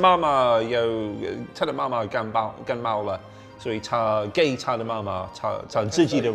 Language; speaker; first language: Chinese; non-native, learner; English